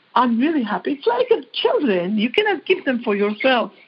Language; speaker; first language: English; non-native, fluent; Georgian